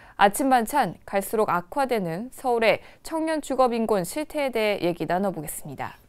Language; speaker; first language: Korean; native; Korean